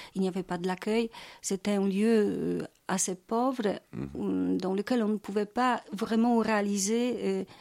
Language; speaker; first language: French; non-native, fluent; Polish